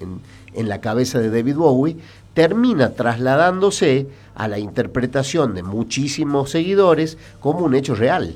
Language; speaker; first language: Spanish; native; Spanish